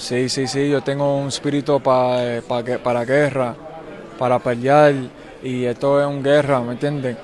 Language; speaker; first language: Spanish; early bilingual, heritage; English